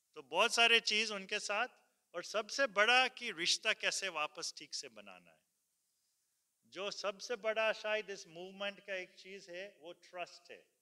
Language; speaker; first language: Hindi; early bilingual, heritage; Hindi